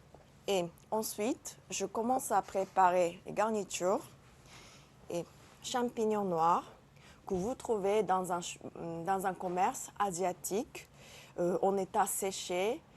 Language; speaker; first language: French; non-native, learner; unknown